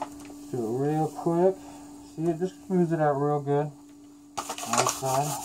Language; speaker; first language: English; native; English